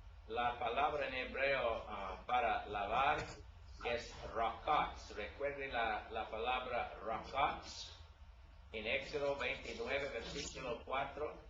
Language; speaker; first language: Spanish; non-native, learner; English